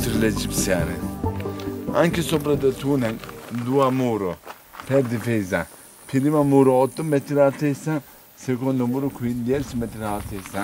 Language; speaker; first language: Italian; non-native, learner; Turkish